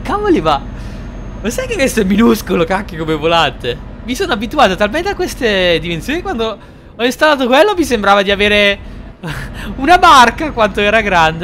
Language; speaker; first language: Italian; native; Italian